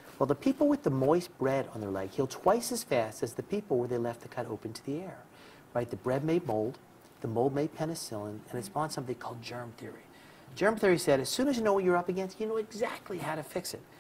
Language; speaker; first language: English; native; English